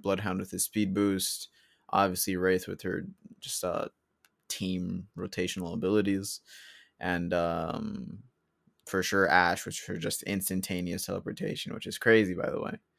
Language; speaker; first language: English; early bilingual, other home language; Spanish